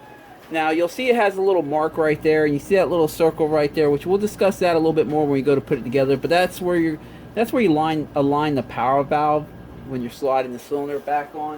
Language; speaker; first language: English; native; English